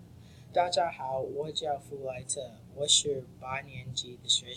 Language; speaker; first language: Chinese; non-native, learner; English